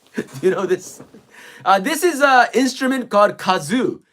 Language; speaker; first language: English; non-native, fluent; Japanese